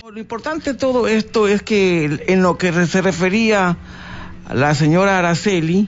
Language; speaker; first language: Spanish; native; Spanish